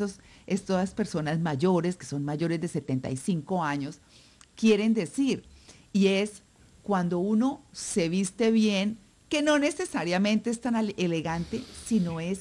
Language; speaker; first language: Spanish; native; Spanish